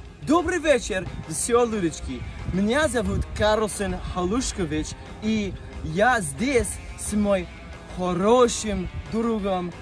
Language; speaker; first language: Russian; non-native, learner; English